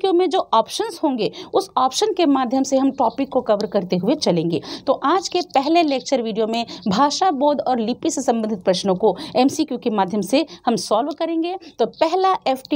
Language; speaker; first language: Hindi; native; Hindi